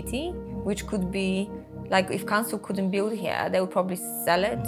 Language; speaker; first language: English; non-native, fluent; Polish